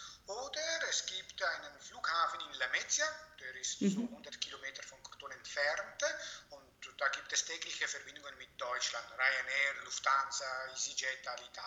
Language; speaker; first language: German; non-native, fluent; Italian